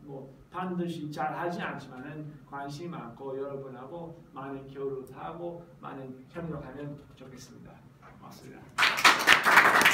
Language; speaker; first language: Korean; non-native, fluent; English